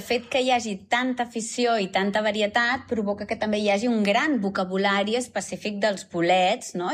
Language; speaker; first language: Catalan; native; Catalan